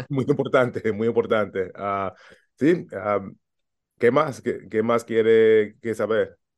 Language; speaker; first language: Spanish; non-native, learner; English